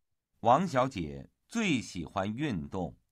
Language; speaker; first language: Chinese; non-native, learner; Vietnamese